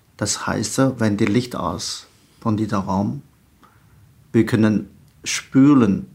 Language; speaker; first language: German; non-native, learner; Chinese